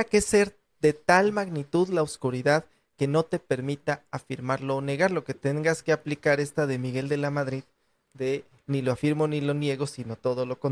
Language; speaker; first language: Spanish; native; Spanish